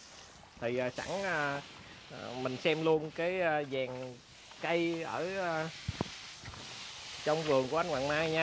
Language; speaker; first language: Vietnamese; native; Vietnamese